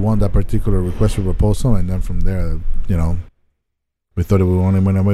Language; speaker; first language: English; non-native, fluent; Spanish